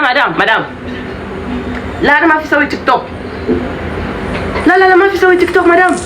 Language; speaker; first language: Arabic; non-native, learner; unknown